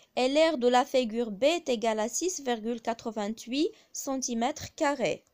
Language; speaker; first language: French; non-native, local second language; Arabic